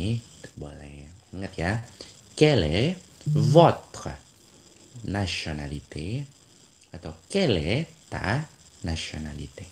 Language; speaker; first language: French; non-native, learner; Indonesian